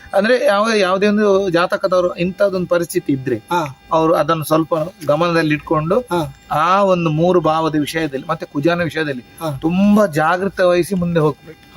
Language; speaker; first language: Kannada; native; Kannada